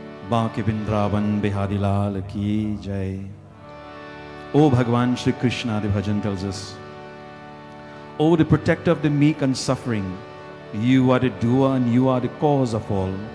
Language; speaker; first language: English; native; English